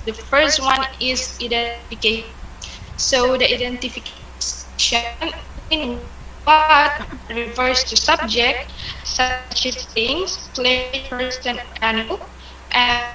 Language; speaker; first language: English; non-native, learner; Indonesian